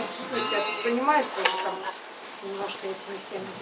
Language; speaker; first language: Russian; native; Russian